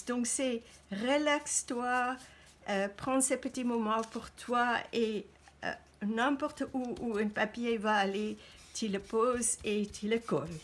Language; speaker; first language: French; non-native, fluent; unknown